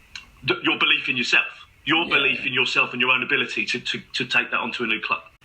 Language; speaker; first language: English; native; English